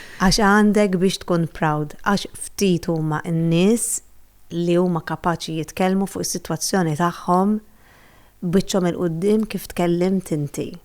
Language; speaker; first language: Maltese; native; Maltese